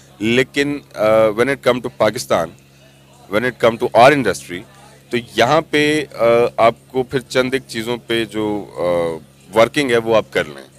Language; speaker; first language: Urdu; non-native, local second language; Punjabi